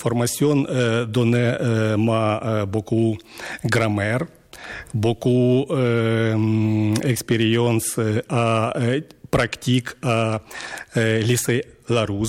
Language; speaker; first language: French; non-native, fluent; Ukrainian